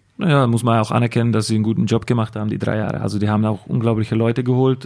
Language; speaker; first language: German; non-native, fluent; Slovak